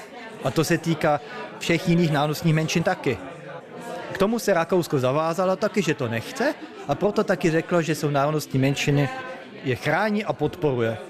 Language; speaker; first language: Czech; early bilingual, heritage; Czech